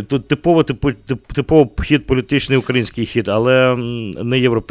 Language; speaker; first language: Ukrainian; native; Ukrainian